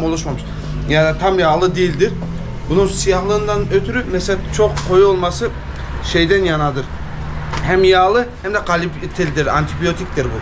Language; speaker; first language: Turkish; native; Turkish